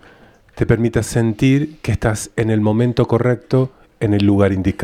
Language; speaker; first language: Spanish; native; Spanish